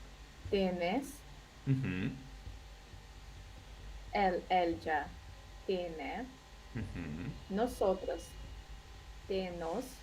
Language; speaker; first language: Spanish; non-native, learner; Russian